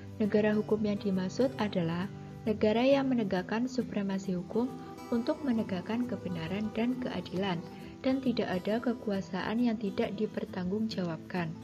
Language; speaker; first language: Indonesian; native; Indonesian